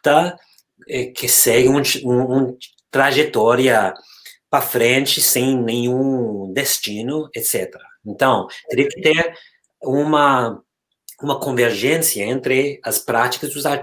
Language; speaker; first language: Portuguese; non-native, fluent; English